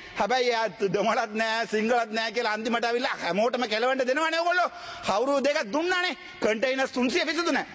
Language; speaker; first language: Sinhala; non-native, local second language; Tamil